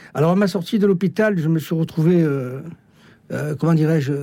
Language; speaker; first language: French; native; French